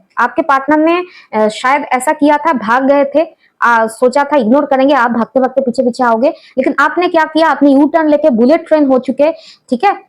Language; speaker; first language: Hindi; non-native, local second language; Bangla